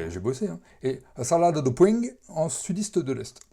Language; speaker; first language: French; native; French